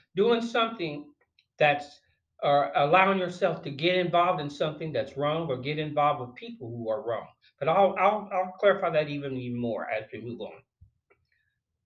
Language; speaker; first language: English; native; English